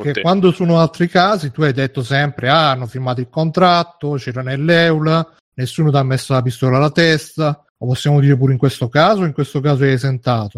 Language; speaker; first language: Italian; native; Italian